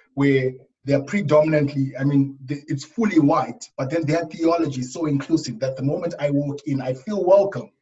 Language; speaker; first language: English; non-native, local second language; Shona